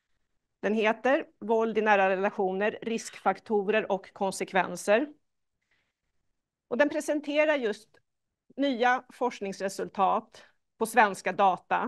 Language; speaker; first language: Swedish; native; Swedish